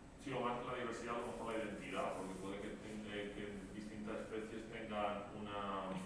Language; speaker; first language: Spanish; native; Spanish